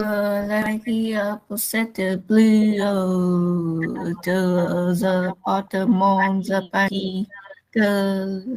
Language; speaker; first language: French; non-native, learner; Vietnamese